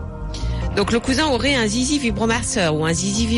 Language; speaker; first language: French; native; French